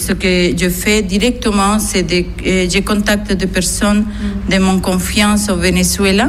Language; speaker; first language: French; non-native, learner; Spanish